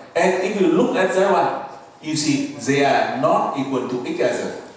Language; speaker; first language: English; non-native, fluent; Vietnamese